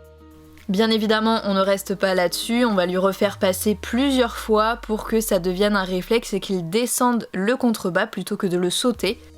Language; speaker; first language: French; native; French